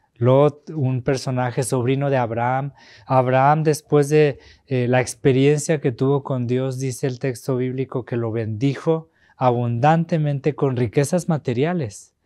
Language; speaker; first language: Spanish; native; Spanish